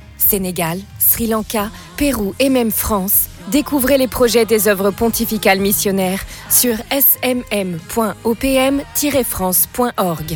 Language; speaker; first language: French; native; French